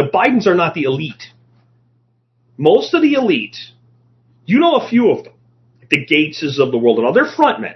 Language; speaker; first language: English; native; English